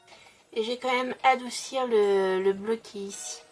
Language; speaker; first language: French; native; French